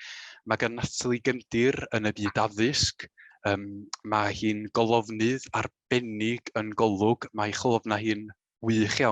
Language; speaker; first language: Welsh; native; Welsh